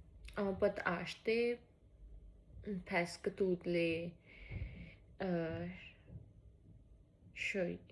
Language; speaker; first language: French; non-native, learner; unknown